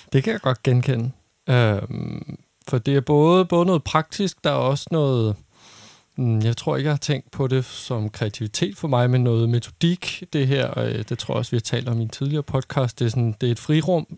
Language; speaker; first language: Danish; native; Danish